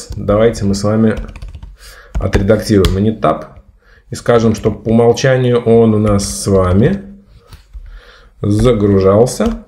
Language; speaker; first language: Russian; native; Russian